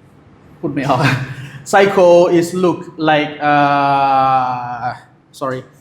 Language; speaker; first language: English; non-native, learner; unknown